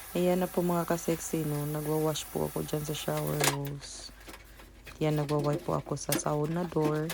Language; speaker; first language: Filipino; non-native, local second language; Cebuano